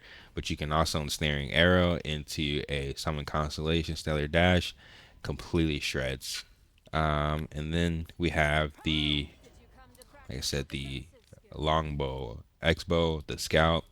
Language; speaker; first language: English; native; English